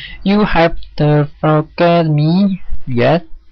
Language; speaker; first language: English; non-native, learner; Chinese